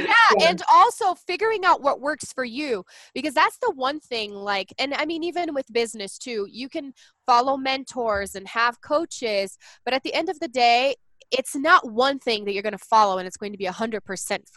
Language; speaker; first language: English; non-native, fluent; Portuguese